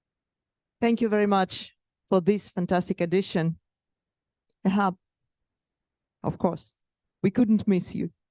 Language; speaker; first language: English; non-native, fluent; Russian